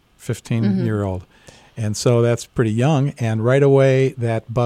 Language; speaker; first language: English; native; English